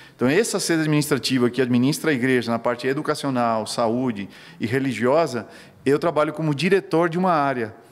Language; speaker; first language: Portuguese; non-native, fluent; Spanish